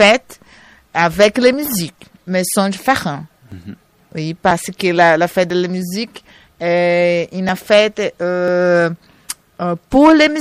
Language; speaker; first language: French; non-native, learner; Portuguese